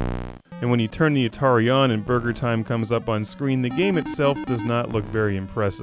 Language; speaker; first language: English; native; English